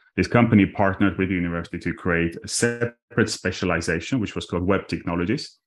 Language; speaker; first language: English; non-native, fluent; Armenian